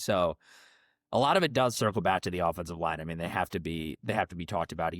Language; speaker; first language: English; native; English